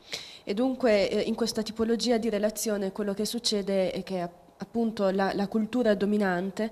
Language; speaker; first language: Italian; native; Italian